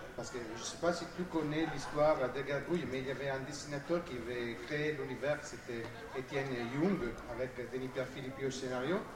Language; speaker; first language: French; non-native, fluent; Italian